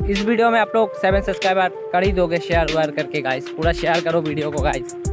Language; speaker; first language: Hindi; non-native, local second language; Bangla